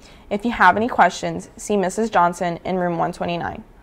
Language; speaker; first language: English; native; English